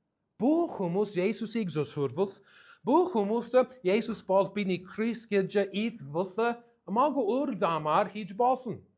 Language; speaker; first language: Mongolian; non-native, learner; English